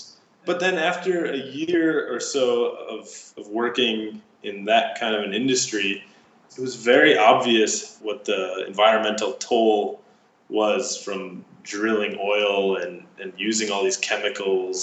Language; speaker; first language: English; native; English